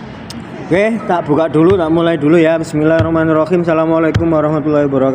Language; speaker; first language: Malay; non-native, local second language; Javanese